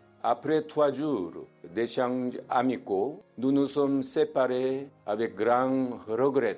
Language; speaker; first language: French; non-native, fluent; Korean